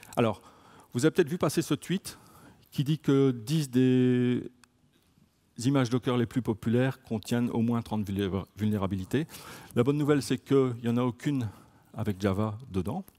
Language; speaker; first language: French; native; French